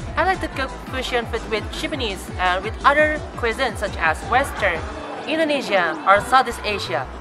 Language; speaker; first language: English; non-native, learner; Indonesian